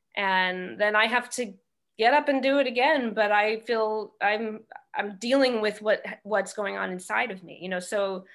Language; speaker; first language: English; native; English